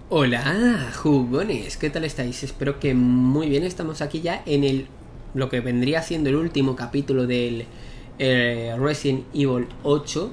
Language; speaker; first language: Spanish; native; Spanish